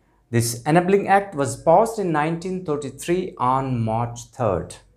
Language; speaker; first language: English; non-native, local second language; Telugu